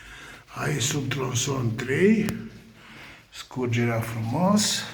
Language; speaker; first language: Romanian; native; Romanian